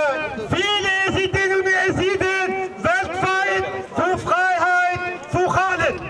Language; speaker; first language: German; non-native, fluent; Kurdish